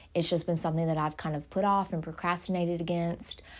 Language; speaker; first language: English; native; English